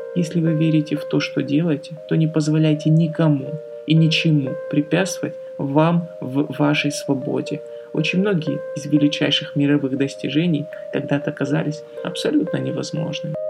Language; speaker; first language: Russian; native; Russian